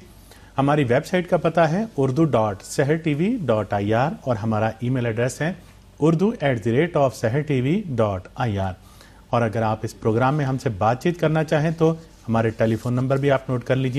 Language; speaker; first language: Urdu; native; Urdu